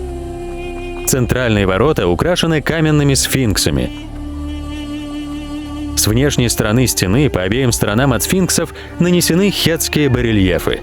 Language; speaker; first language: Russian; native; Russian